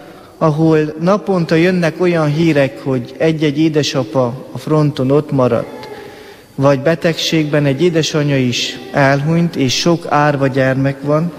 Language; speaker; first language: Hungarian; native; Hungarian